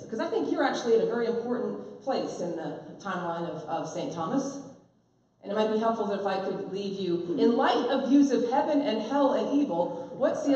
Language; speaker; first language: English; native; English